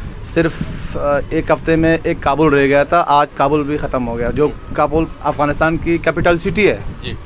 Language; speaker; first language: Hindi; non-native, fluent; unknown